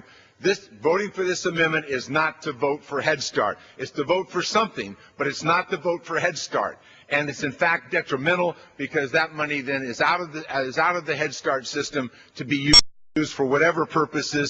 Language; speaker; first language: English; native; English